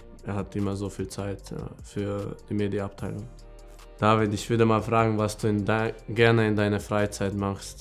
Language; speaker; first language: German; non-native, fluent; Hungarian